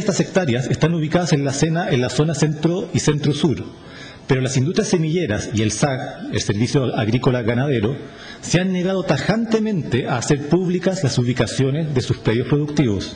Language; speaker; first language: Spanish; native; Spanish